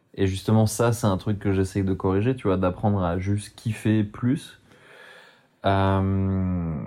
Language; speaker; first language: French; native; French